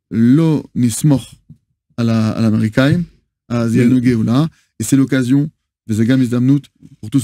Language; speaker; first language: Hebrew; non-native, fluent; French